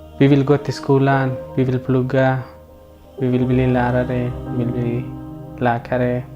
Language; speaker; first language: Swedish; non-native, learner; Persian